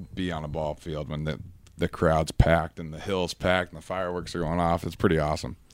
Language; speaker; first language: English; native; English